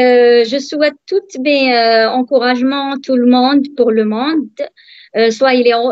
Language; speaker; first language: French; non-native, learner; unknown